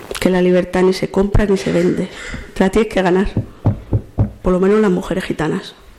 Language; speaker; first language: Spanish; native; Spanish